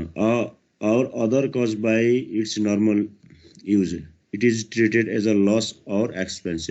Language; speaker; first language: English; non-native, local second language; Nepali